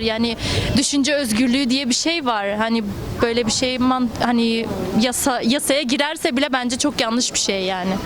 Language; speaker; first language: Turkish; early bilingual, heritage; Turkish